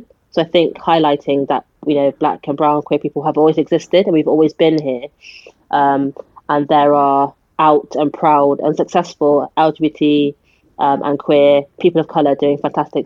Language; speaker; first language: English; native; English